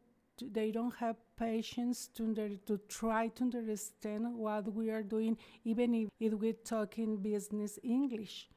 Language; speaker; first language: English; non-native, learner; Spanish